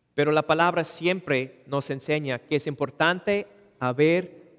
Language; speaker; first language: Spanish; non-native, fluent; English